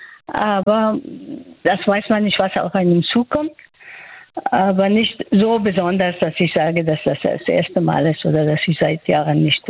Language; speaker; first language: German; non-native, fluent; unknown